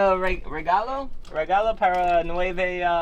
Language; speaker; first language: Spanish; non-native, learner; English